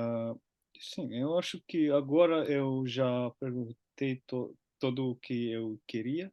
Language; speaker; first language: Portuguese; non-native, learner; Finnish